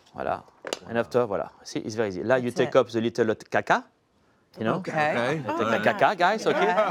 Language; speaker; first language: English; non-native, fluent; French